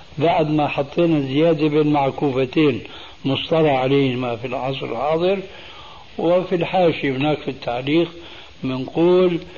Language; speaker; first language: Arabic; early bilingual, other home language; Albanian